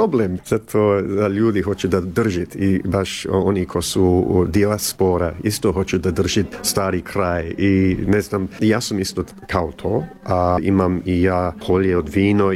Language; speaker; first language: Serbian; early bilingual, heritage; Serbian